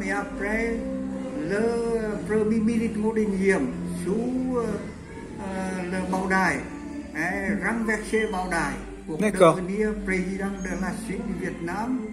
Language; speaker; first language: French; non-native, learner; Vietnamese